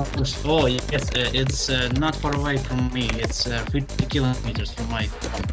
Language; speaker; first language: English; non-native, learner; Ukrainian